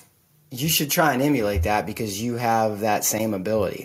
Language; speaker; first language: English; native; English